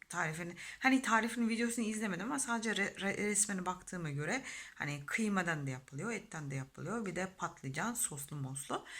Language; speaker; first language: Turkish; non-native, fluent; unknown